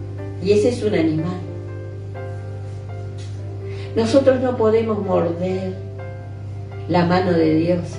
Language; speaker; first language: Spanish; native; Spanish